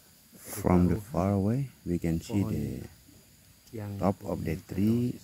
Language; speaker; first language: English; non-native, learner; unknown